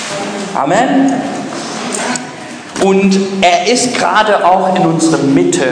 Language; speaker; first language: German; non-native, fluent; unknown